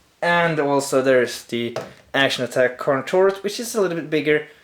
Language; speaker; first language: English; non-native, fluent; Swedish